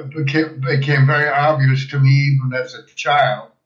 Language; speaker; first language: English; early bilingual, other home language; German